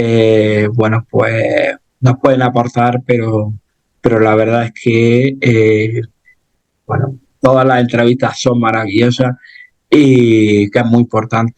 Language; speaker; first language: Spanish; native; Spanish